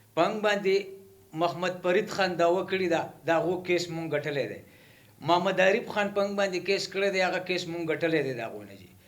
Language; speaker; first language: Pashto; non-native, local second language; Gujari